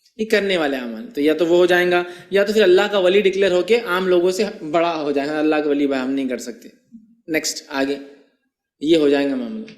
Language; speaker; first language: Urdu; native; Urdu